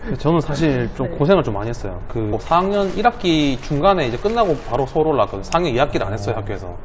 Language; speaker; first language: Korean; native; Korean